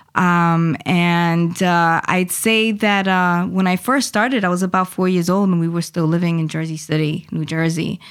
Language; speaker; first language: English; early bilingual, other home language; Spanish